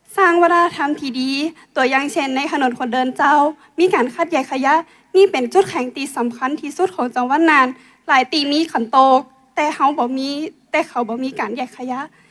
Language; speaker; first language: Thai; native; Thai